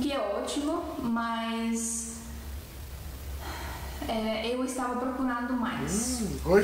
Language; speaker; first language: Portuguese; non-native, fluent; Estonian